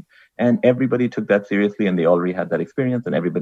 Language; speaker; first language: English; non-native, local second language; Bangla